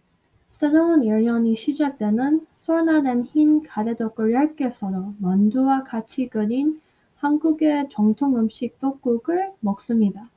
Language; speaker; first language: Korean; early bilingual, heritage; Korean